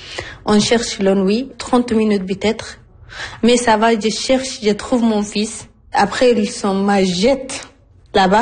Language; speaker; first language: French; non-native, learner; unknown